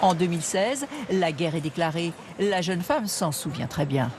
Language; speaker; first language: French; native; French